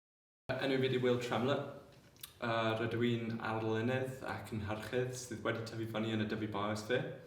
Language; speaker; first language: Welsh; non-native, local second language; English